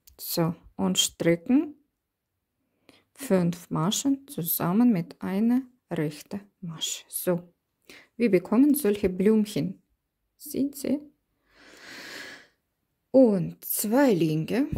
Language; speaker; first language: German; non-native, learner; Russian